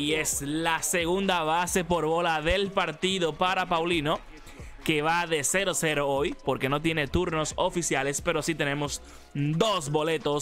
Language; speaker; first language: Spanish; native; Spanish